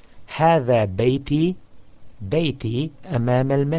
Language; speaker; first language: Arabic; non-native, fluent; English